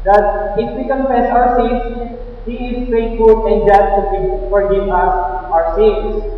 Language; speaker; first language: English; non-native, local second language; Filipino